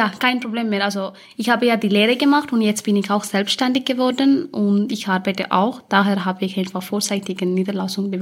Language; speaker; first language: German; early bilingual, other home language; Tamil